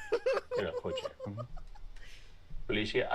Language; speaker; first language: Spanish; non-native, learner; English